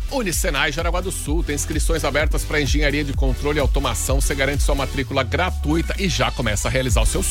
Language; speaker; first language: Portuguese; native; Portuguese